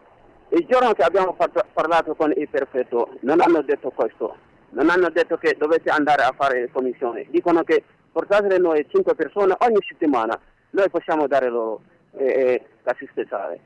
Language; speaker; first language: Italian; non-native, learner; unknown